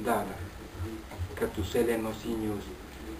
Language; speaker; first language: Bulgarian; non-native, learner; Finnish